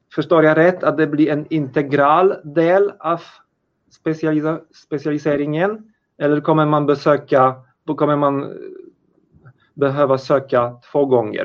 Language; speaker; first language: Swedish; non-native, fluent; Polish